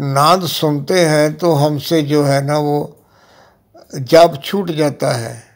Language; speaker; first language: Hindi; non-native, local second language; Punjabi